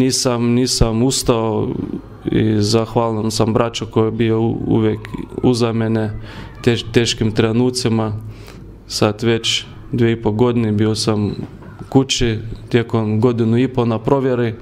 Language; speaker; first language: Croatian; non-native, learner; Lithuanian